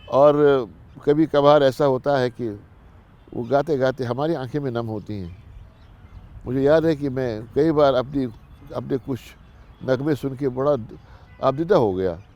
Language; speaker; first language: Urdu; non-native, local second language; Kashmiri